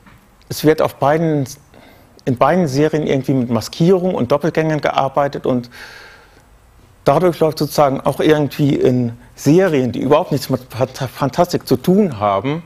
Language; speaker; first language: German; native; German